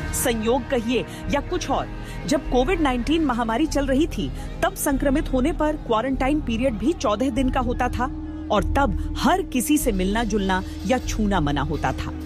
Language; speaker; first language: Hindi; native; Hindi